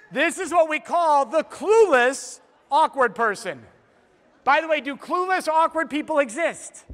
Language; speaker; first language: English; native; English